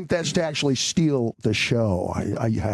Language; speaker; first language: English; native; English